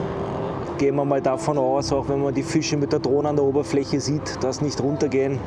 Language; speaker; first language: German; native; German